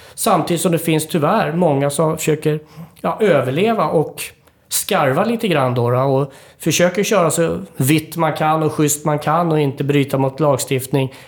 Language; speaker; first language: Swedish; native; Swedish